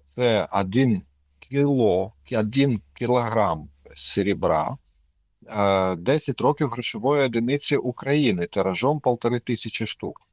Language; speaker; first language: Ukrainian; non-native, local second language; Russian